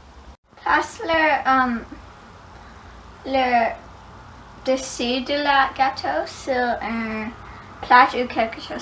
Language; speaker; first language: French; non-native, learner; English